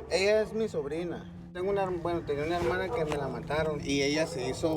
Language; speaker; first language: Spanish; native; Spanish